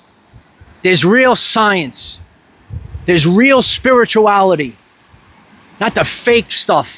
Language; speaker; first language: English; native; English